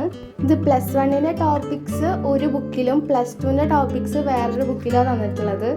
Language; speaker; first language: Malayalam; native; Malayalam